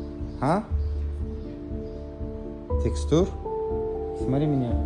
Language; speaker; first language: Russian; non-native, learner; Azerbaijani